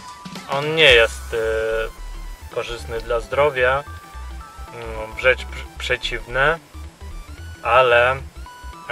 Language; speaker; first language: Polish; non-native, fluent; Ukrainian